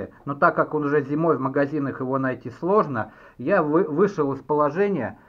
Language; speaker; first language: Russian; native; Russian